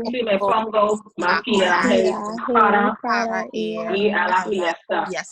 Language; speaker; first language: Spanish; non-native, learner; English